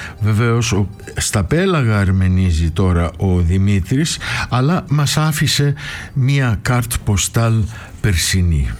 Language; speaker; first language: Greek; native; Greek